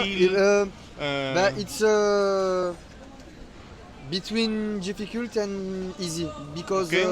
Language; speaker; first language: English; non-native, learner; French